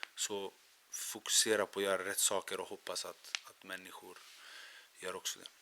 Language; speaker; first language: Swedish; early bilingual, other home language; Macedonian